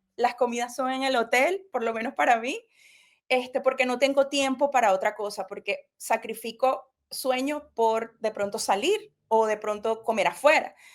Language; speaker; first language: Spanish; native; Spanish